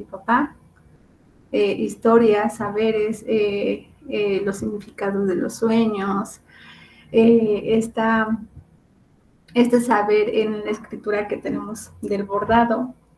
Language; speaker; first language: Spanish; non-native, local second language; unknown